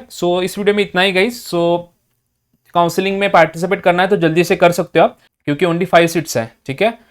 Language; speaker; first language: Hindi; non-native, local second language; Marathi